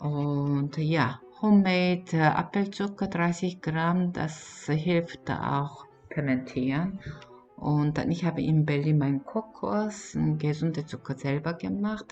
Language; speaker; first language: German; non-native, fluent; Korean